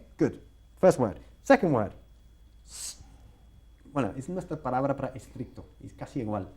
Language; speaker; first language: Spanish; non-native, fluent; English